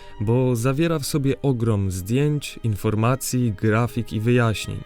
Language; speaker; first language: Polish; native; Polish